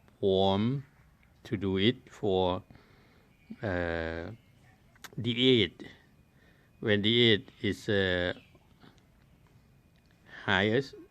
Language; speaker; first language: English; non-native, learner; Thai